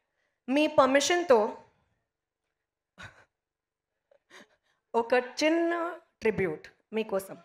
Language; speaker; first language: Telugu; non-native, learner; Hindi